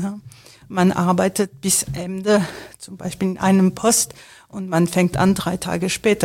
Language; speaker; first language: German; non-native, fluent; French